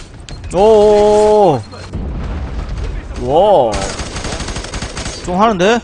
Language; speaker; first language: Korean; native; Korean